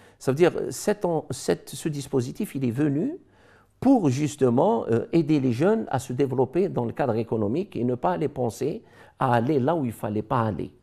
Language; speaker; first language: French; non-native, local second language; Arabic